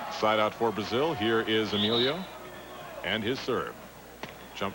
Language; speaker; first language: English; native; English